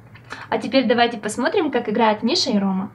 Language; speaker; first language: Russian; native; Russian